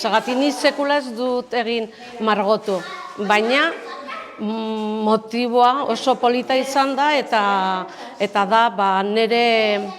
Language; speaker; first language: Basque; non-native, local second language; Spanish